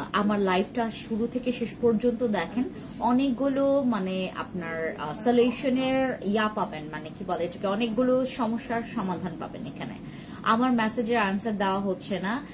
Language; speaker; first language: Bangla; native; Bangla